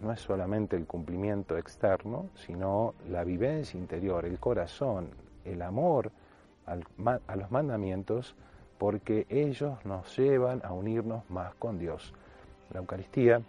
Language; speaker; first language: Spanish; native; Spanish